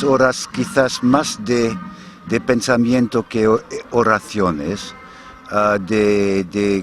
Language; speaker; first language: Spanish; non-native, fluent; English